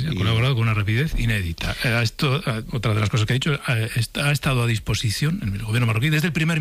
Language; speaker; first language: Spanish; native; Spanish